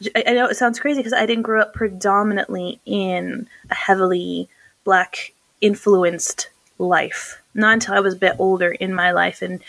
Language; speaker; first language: English; native; English